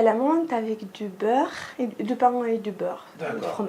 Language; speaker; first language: French; non-native, local second language; Arabic